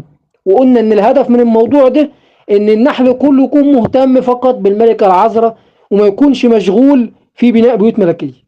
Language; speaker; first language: Arabic; native; Arabic